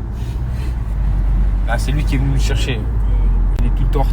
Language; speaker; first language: French; native; French